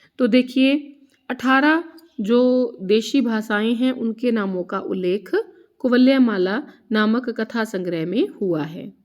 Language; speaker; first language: Hindi; native; Hindi